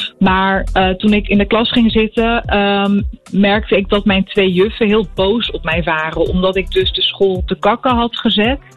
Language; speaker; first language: Dutch; early bilingual, other home language; Arabic